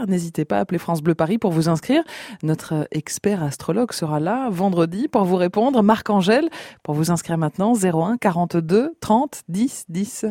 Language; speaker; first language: French; native; French